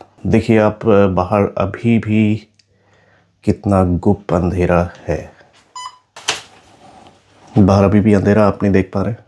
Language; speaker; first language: Hindi; native; Hindi